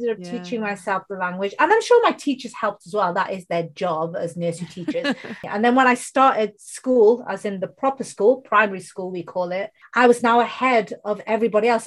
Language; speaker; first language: English; non-native, local second language; Bangla